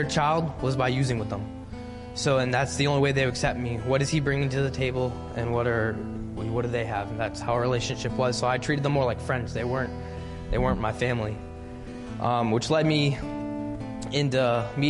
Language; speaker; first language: English; native; English